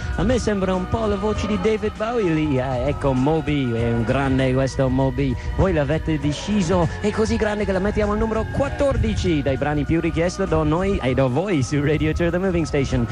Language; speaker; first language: Italian; non-native, fluent; English